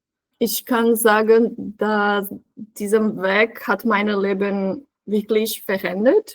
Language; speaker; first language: German; non-native, fluent; Portuguese